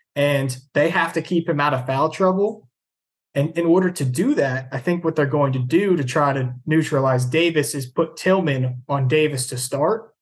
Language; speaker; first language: English; native; English